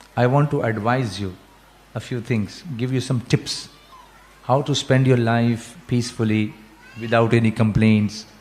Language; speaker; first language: English; non-native, local second language; Urdu